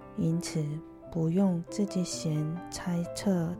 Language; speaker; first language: Chinese; non-native, fluent; Korean